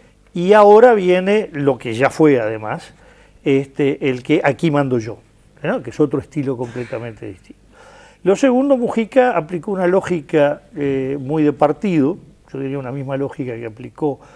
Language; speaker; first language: Spanish; native; Spanish